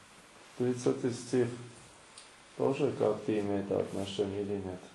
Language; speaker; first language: Russian; non-native, local second language; Armenian